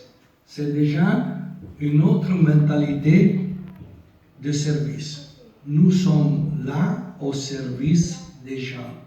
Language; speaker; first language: French; non-native, local second language; Italian